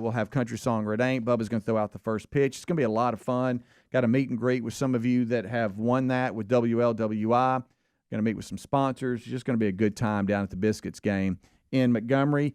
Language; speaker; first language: English; native; English